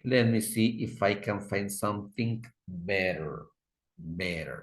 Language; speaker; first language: English; non-native, fluent; Spanish